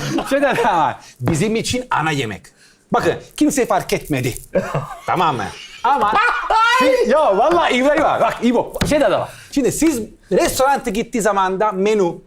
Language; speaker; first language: Turkish; non-native, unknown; Italian